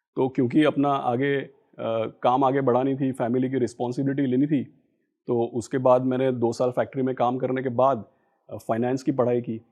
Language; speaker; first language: Hindi; non-native, local second language; Gujarati